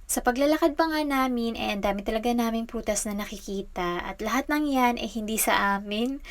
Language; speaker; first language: Filipino; native; Filipino